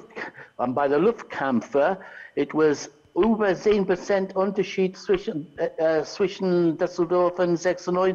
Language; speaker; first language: German; non-native, fluent; English